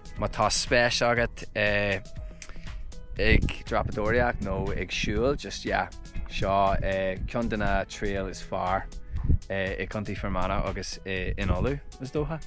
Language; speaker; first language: Irish; non-native, local second language; English